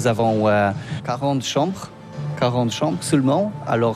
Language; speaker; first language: French; non-native, learner; Polish